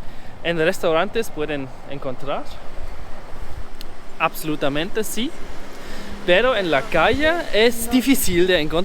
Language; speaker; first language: Spanish; non-native, learner; German